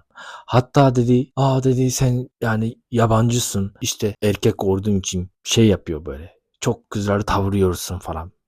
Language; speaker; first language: Turkish; non-native, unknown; Japanese